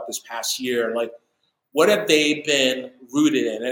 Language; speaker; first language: English; native; English